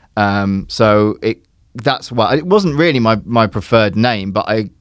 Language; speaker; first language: English; native; English